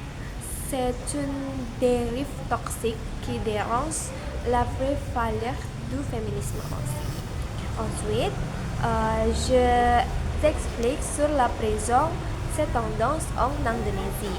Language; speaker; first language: French; non-native, learner; Indonesian